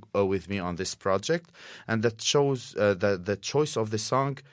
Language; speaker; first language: English; non-native, fluent; Arabic